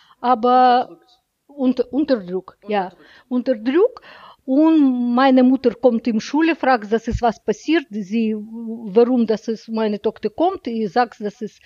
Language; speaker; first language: German; non-native, learner; Russian